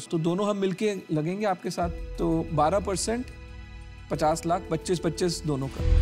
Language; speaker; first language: Hindi; native; Hindi